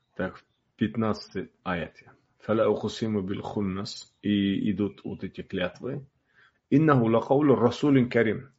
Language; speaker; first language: Russian; non-native, local second language; Uzbek